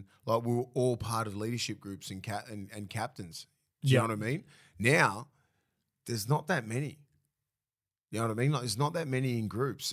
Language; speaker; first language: English; native; English